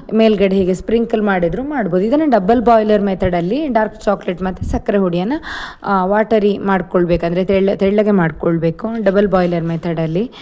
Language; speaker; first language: Kannada; native; Kannada